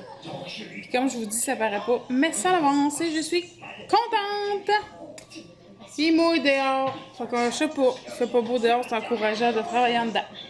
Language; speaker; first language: French; native; French